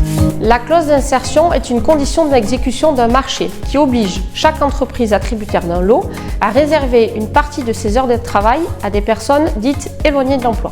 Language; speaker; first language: French; native; French